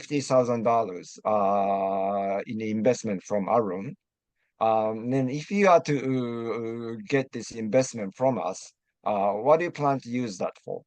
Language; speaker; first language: English; non-native, fluent; Japanese